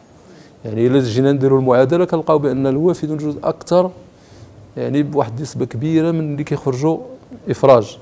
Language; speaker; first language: Arabic; native; Arabic